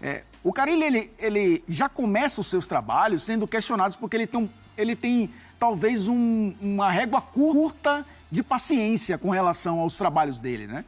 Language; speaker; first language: Portuguese; native; Portuguese